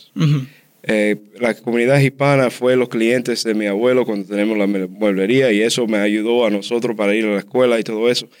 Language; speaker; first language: Spanish; early bilingual, heritage; Spanish